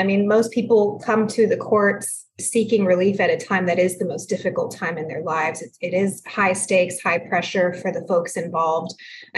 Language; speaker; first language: English; early bilingual, other home language; Spanish